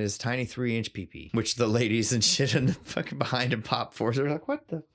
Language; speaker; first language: English; native; English